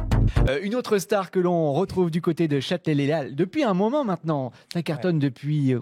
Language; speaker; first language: French; native; French